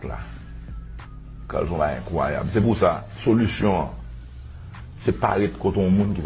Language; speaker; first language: Haitian Creole; native; Haitian Creole